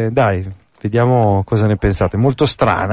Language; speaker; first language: Italian; native; Italian